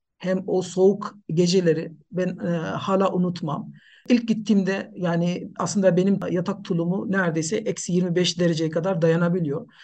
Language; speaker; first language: Turkish; non-native, fluent; Nepali